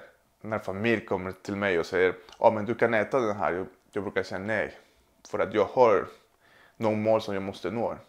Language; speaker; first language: Swedish; non-native, fluent; Spanish